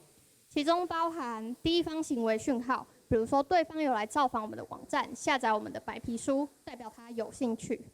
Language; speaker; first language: Chinese; native; Chinese